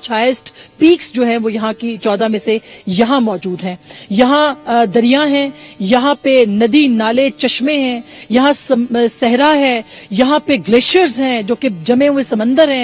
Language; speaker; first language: Urdu; native; Urdu